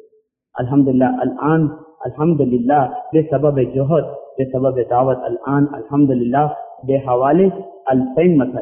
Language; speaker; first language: Arabic; non-native, learner; Urdu